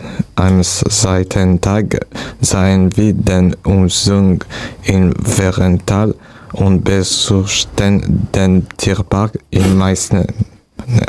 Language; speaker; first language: German; non-native, learner; French